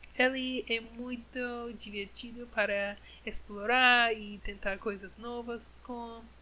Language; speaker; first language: Portuguese; non-native, learner; English